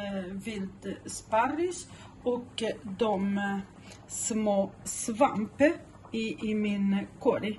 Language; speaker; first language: Swedish; non-native, local second language; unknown